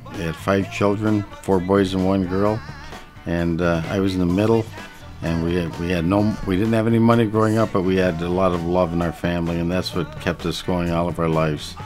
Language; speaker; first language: English; native; English